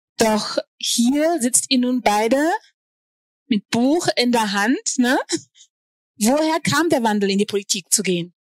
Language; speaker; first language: German; early bilingual, other home language; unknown